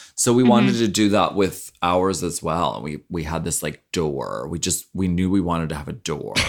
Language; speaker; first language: English; native; English